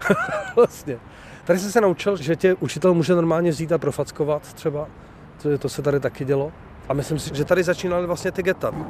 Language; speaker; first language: Czech; native; Czech